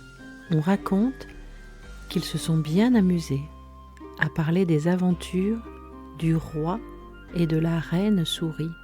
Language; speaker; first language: French; native; French